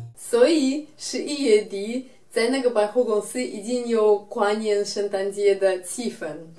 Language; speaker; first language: Chinese; non-native, fluent; Russian